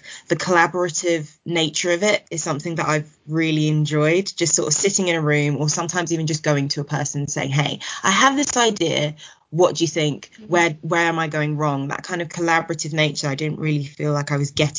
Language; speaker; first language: English; native; English